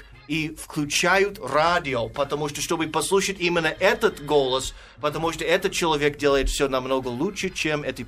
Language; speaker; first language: Russian; non-native, fluent; English